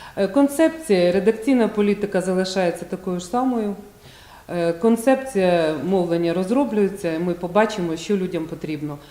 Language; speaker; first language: Ukrainian; native; Ukrainian